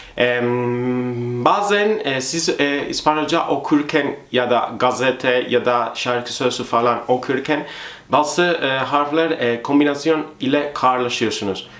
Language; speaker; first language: Turkish; non-native, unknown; Spanish